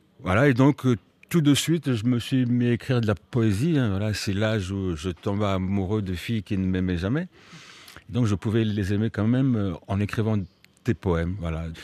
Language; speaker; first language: French; early bilingual, other home language; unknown